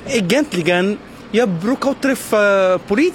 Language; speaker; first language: Swedish; non-native, learner; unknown